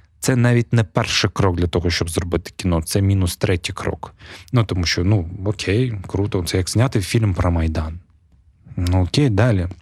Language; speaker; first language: Ukrainian; non-native, local second language; Russian